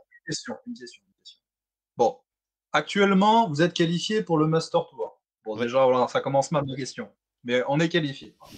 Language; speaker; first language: French; native; French